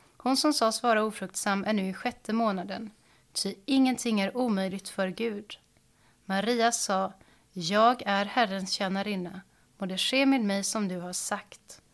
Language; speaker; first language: Swedish; native; Swedish